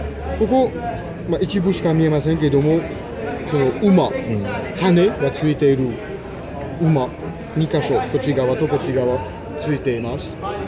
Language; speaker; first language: Japanese; non-native, fluent; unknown